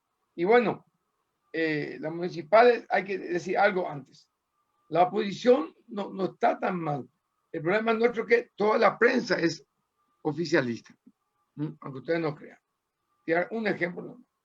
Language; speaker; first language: Spanish; native; Spanish